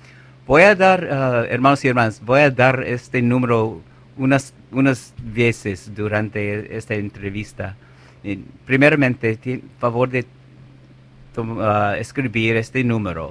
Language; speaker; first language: Spanish; non-native, fluent; English